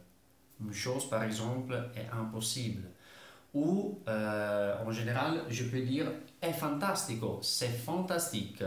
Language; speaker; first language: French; non-native, fluent; Italian